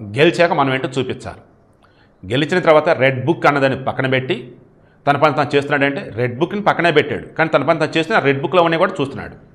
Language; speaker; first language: Telugu; native; Telugu